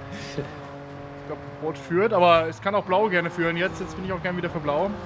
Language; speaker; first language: German; native; German